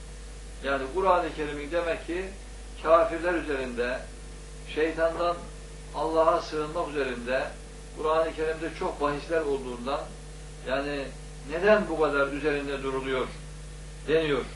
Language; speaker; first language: Turkish; native; Turkish